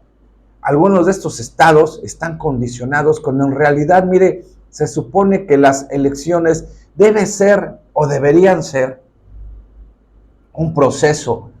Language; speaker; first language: Spanish; native; Spanish